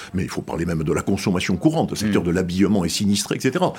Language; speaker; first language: French; native; French